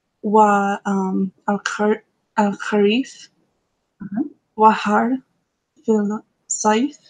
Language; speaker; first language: Arabic; non-native, learner; English